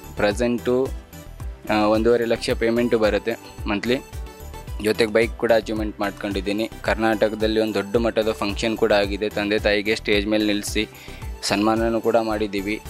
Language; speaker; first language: Kannada; non-native, local second language; Lambadi